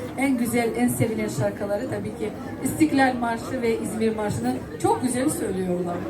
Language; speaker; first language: Turkish; non-native, learner; Crimean Tatar